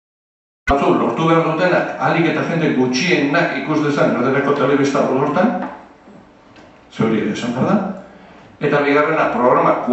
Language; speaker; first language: Basque; native; Basque